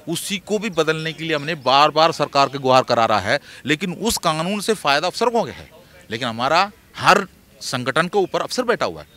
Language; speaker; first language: Hindi; non-native, local second language; Malayalam